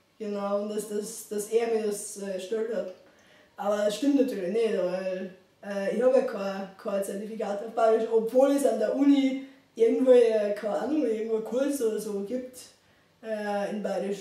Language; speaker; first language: German; non-native, fluent; Bulgarian